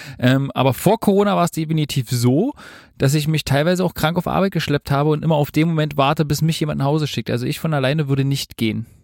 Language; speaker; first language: German; native; German